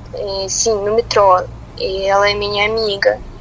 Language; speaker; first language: Portuguese; non-native, fluent; Russian